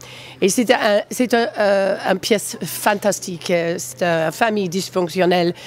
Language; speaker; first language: French; non-native, fluent; English